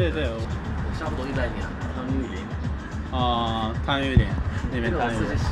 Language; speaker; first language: Chinese; non-native, fluent; Arabic